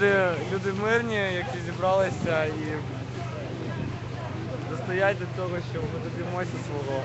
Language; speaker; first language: Ukrainian; native; Ukrainian